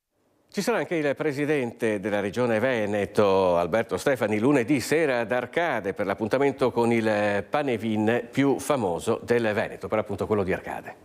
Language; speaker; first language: Italian; native; Italian